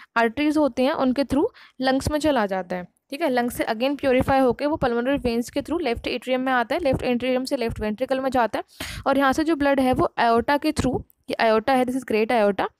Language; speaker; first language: Hindi; native; Hindi